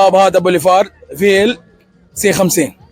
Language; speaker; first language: Arabic; native; Arabic